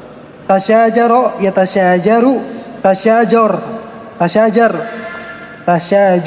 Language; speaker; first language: Arabic; non-native, learner; Indonesian